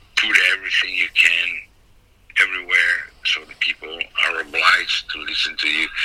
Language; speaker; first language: English; non-native, fluent; Italian